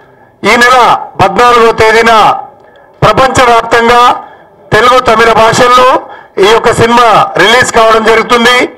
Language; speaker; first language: Telugu; native; Telugu